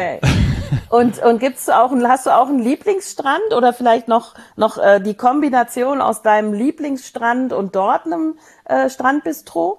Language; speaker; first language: German; native; German